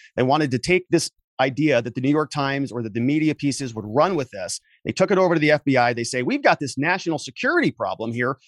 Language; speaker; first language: English; native; English